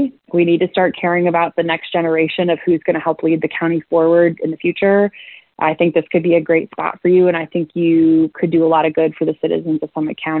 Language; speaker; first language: English; native; English